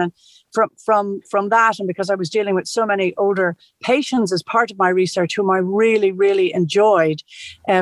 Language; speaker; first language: English; native; English